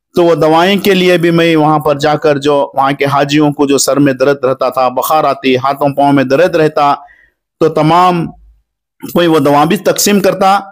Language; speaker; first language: Urdu; native; Urdu